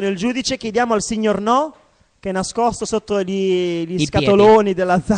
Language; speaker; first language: Italian; native; Italian